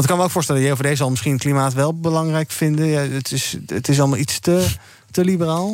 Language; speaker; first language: Dutch; native; Dutch